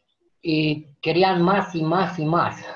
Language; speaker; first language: Spanish; non-native, fluent; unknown